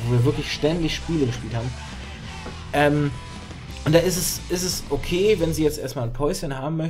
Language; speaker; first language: German; native; German